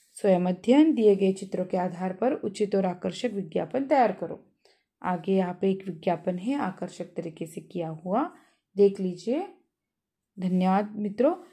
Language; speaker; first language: Hindi; non-native, local second language; Marathi